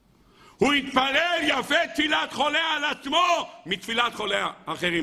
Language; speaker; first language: Hebrew; native; Hebrew